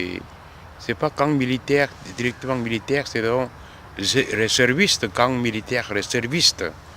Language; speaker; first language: French; non-native, learner; Korean